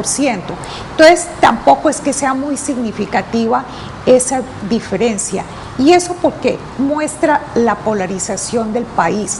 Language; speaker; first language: Spanish; native; Spanish